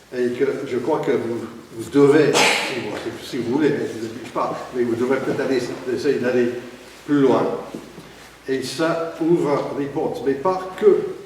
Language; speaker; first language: French; non-native, fluent; English